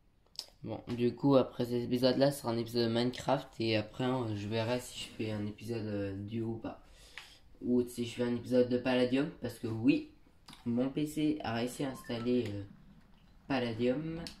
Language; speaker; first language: French; native; French